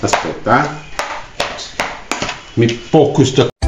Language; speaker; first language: Italian; non-native, learner; Filipino